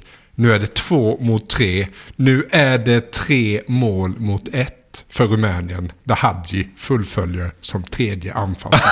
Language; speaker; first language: Swedish; native; Swedish